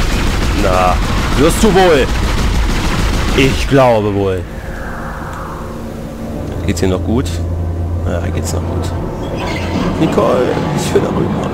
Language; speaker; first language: German; native; German